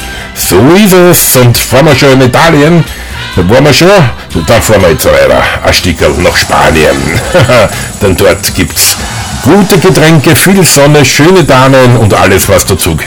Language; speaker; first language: German; native; German